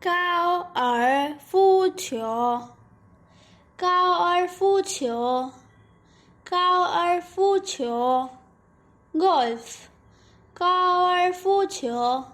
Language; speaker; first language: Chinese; non-native, fluent; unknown